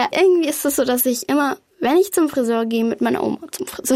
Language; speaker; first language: German; native; German